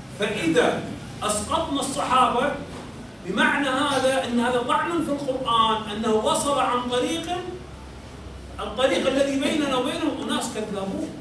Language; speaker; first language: Arabic; native; Arabic